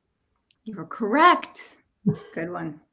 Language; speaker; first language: English; native; English